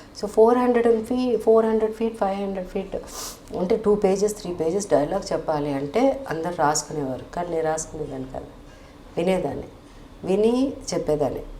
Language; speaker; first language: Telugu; native; Telugu